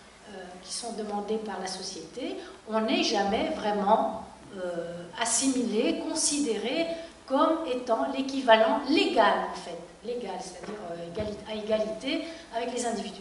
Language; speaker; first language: French; native; French